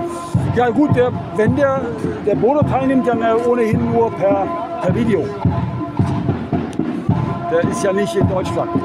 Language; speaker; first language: German; native; German